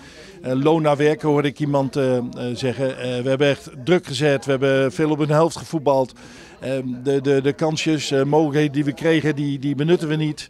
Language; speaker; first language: Dutch; native; Dutch